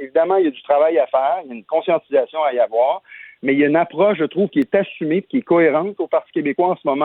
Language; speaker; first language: French; native; French